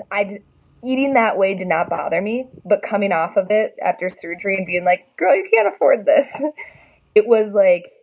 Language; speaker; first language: English; native; English